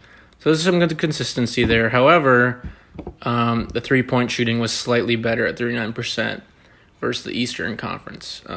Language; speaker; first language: English; native; English